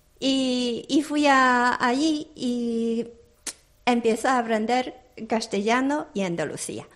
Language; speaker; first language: Spanish; non-native, fluent; Chinese